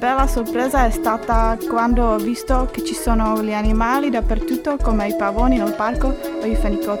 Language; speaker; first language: Italian; non-native, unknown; Czech